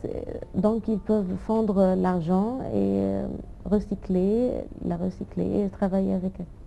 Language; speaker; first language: French; non-native, fluent; Arabic